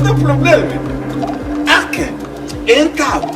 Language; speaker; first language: Portuguese; non-native, learner; Kinyarwanda